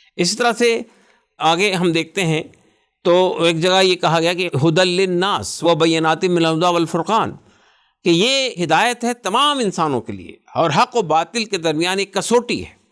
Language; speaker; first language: Urdu; native; Urdu